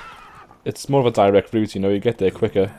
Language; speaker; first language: English; native; English